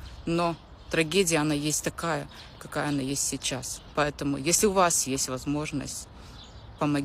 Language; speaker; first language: Russian; native; Russian